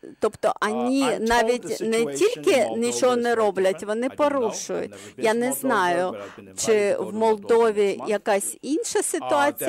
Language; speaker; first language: Ukrainian; non-native, fluent; English